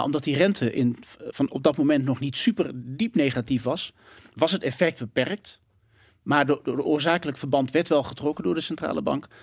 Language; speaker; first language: Dutch; native; Dutch